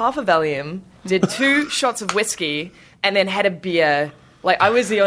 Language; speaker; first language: English; native; English